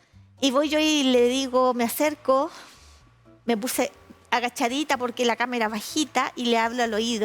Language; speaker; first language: Spanish; native; Spanish